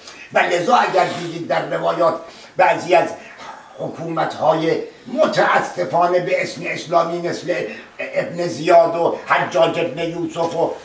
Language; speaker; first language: Persian; native; Persian